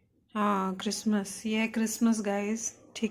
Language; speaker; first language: Hindi; native; Hindi